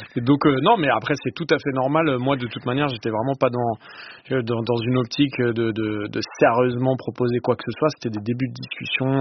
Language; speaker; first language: French; native; French